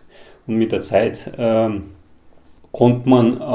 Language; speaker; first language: German; non-native, fluent; Russian